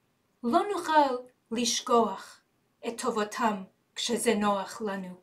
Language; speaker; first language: Hebrew; non-native, learner; English